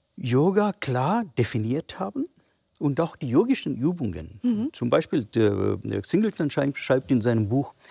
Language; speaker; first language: German; non-native, fluent; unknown